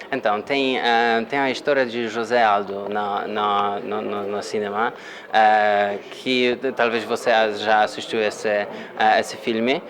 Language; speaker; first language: Portuguese; non-native, fluent; Polish